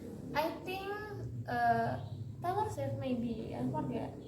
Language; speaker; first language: English; non-native, learner; Indonesian